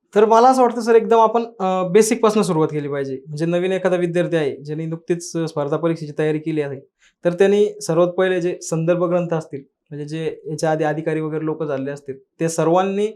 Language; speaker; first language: Marathi; native; Marathi